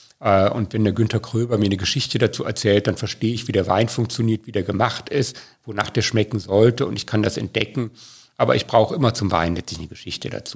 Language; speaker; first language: German; native; German